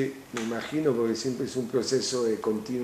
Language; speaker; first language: Spanish; native; Spanish